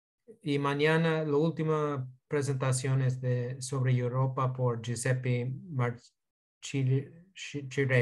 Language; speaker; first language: Spanish; non-native, fluent; English